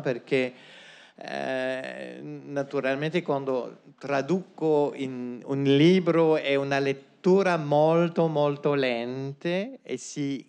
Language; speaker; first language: Italian; non-native, fluent; French